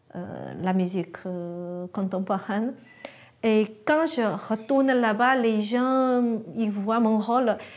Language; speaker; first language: French; non-native, learner; Chinese